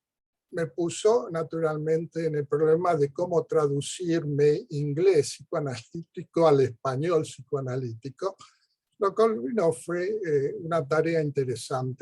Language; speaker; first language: Spanish; early bilingual, heritage; Spanish